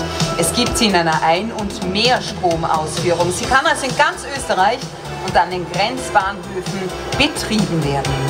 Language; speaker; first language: German; native; German